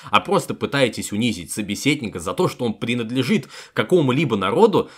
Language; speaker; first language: Russian; native; Russian